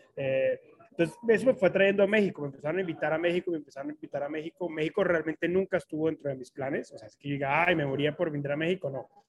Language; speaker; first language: Spanish; native; Spanish